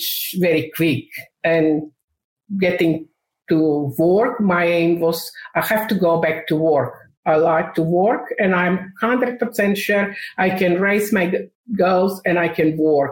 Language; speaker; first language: English; non-native, learner; Macedonian